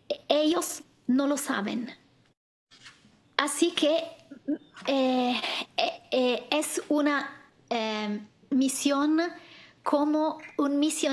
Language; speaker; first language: Spanish; non-native, fluent; Italian